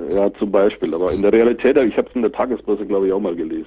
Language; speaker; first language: German; native; German